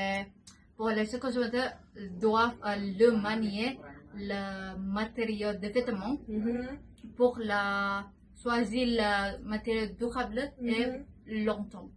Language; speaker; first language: French; non-native, learner; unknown